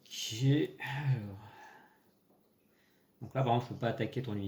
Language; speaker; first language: French; native; French